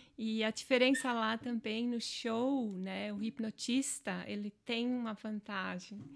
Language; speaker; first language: Portuguese; non-native, local second language; German